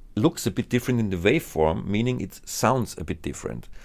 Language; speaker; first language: English; non-native, fluent; German